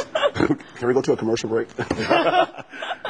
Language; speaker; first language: English; native; English